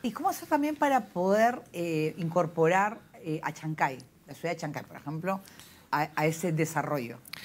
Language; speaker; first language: Spanish; native; Spanish